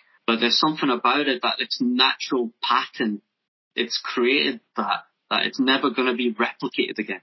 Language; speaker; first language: English; native; English